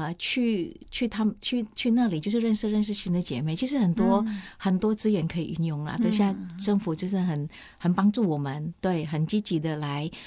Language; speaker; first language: Chinese; non-native, fluent; Vietnamese